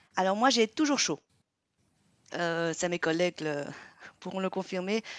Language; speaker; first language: French; non-native, fluent; Vietnamese